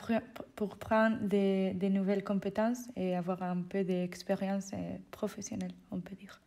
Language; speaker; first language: French; non-native, fluent; Spanish